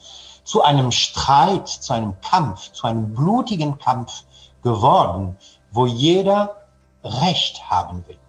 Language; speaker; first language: German; non-native, fluent; French